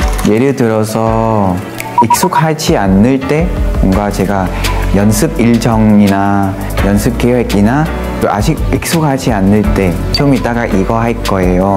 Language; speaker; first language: Korean; non-native, fluent; Vietnamese